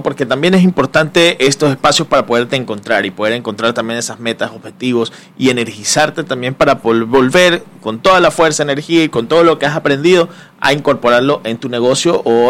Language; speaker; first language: Spanish; native; Spanish